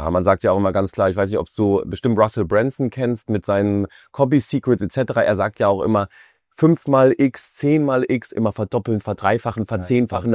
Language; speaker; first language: German; native; German